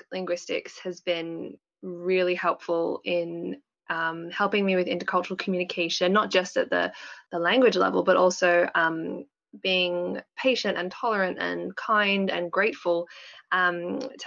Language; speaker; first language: English; native; English